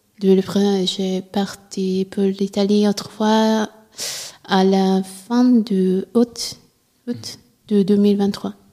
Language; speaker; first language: French; non-native, learner; Italian